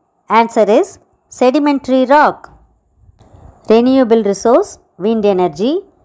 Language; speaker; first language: English; non-native, local second language; Tamil